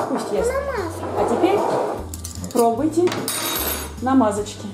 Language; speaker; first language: Russian; native; Russian